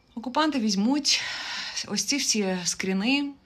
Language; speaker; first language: Ukrainian; native; Ukrainian